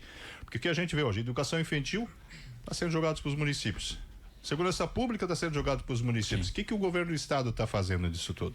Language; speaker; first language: Portuguese; native; Portuguese